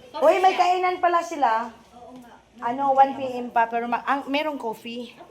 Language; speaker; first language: Filipino; non-native, local second language; Cebuano